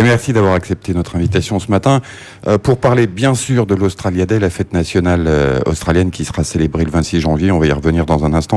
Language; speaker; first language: French; native; French